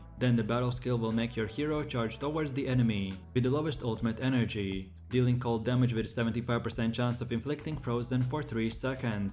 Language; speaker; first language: English; non-native, fluent; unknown